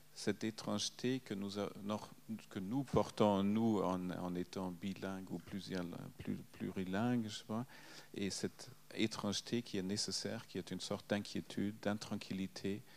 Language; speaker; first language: French; non-native, fluent; German